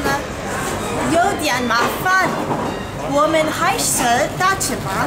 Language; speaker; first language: Chinese; non-native, learner; English